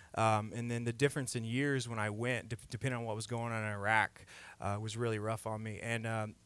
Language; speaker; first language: English; native; English